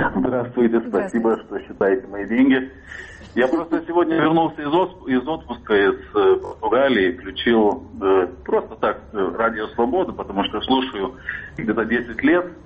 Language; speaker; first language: Russian; non-native, fluent; Lithuanian